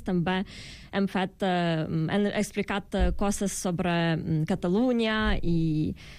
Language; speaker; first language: Catalan; non-native, fluent; Ukrainian